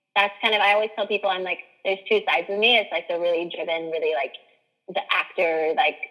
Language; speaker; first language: English; native; English